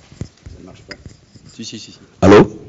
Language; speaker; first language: French; non-native, fluent; Portuguese